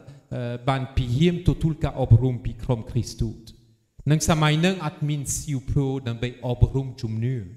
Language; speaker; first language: Khmer; non-native, fluent; French